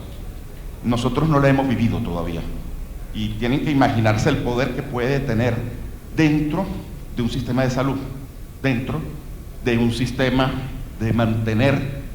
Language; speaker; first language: Spanish; native; Spanish